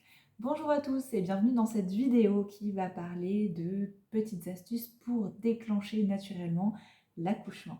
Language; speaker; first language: French; native; French